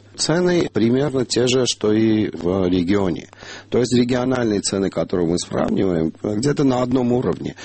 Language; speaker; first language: Russian; non-native, local second language; Armenian